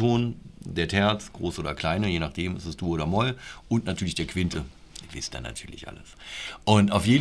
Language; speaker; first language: German; native; German